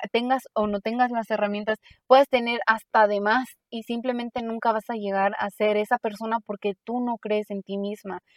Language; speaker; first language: Spanish; early bilingual, heritage; Spanish